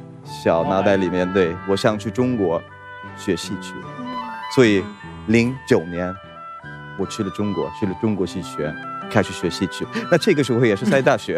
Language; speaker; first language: Chinese; non-native, fluent; Swedish